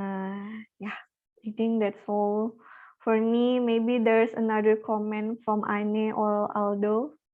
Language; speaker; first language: English; non-native, learner; Indonesian